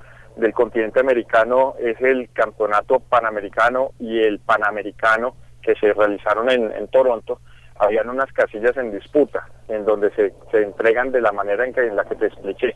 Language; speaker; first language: Spanish; native; Spanish